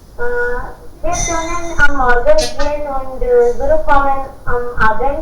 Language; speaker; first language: German; non-native, learner; Hindi